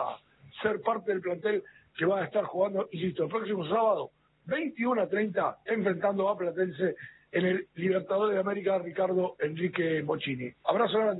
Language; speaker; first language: Spanish; native; Spanish